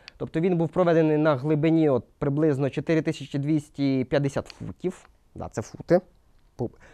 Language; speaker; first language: Ukrainian; non-native, local second language; Russian